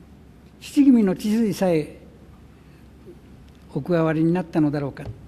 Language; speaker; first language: Japanese; native; Japanese